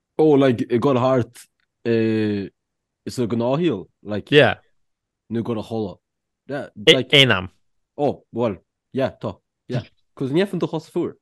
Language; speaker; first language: Irish; native; Irish